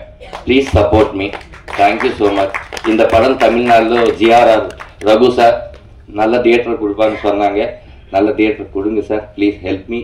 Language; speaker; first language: Tamil; non-native, learner; Telugu